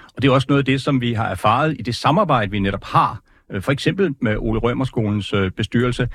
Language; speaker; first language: Danish; native; Danish